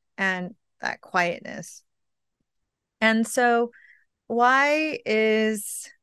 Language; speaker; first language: English; native; English